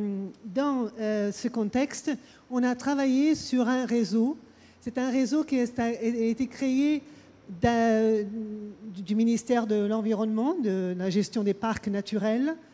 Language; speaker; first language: French; non-native, fluent; Portuguese